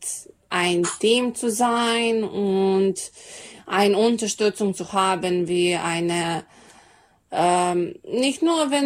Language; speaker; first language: German; non-native, learner; Serbian